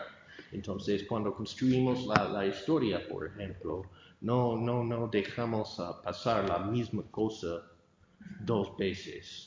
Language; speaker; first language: Spanish; non-native, fluent; English